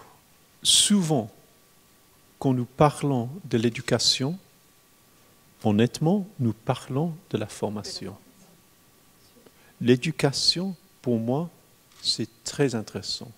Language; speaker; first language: French; non-native, fluent; English